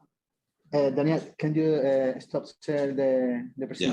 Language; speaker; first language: English; non-native, fluent; Spanish